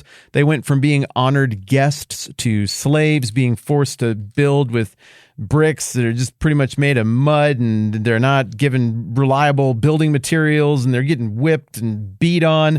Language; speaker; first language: English; native; English